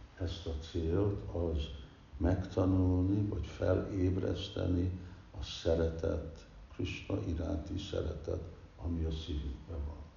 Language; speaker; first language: Hungarian; early bilingual, heritage; Hungarian